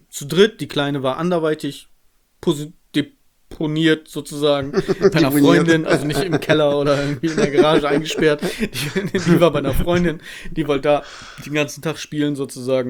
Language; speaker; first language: German; native; German